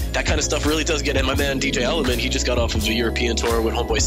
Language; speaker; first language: English; native; English